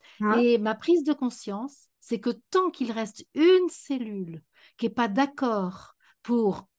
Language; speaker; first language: French; native; French